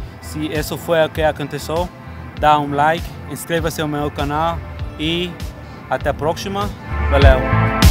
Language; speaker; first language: Portuguese; non-native, learner; English